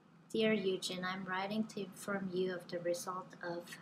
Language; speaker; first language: English; non-native, fluent; Korean